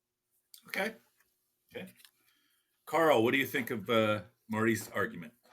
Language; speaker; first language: English; native; English